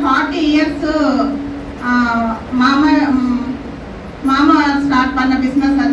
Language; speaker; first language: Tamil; non-native, learner; Telugu